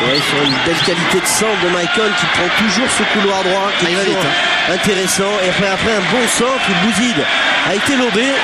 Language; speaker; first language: French; native; French